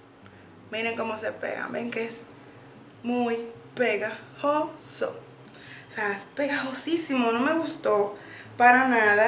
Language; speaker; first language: Spanish; native; Spanish